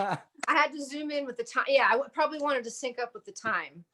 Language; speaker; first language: English; native; English